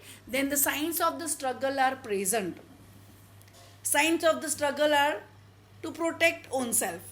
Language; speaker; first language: English; non-native, local second language; Gujarati